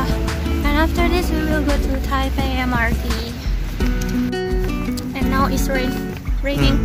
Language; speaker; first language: English; non-native, learner; Indonesian